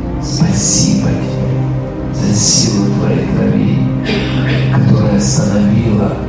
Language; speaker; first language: Russian; native; Russian